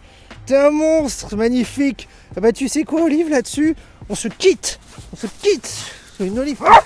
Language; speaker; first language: French; native; French